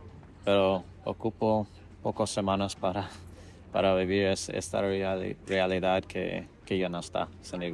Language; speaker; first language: Spanish; non-native, fluent; English